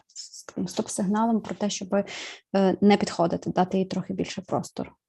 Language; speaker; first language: Ukrainian; native; Ukrainian